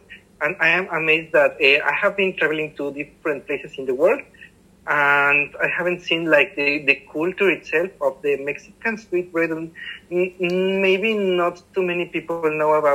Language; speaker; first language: English; non-native, fluent; Spanish